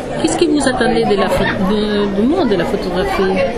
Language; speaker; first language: French; non-native, learner; Spanish